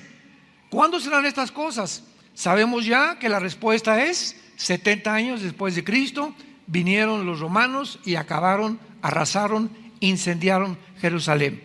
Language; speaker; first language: Spanish; native; Spanish